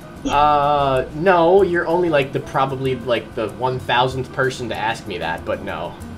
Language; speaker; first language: English; native; English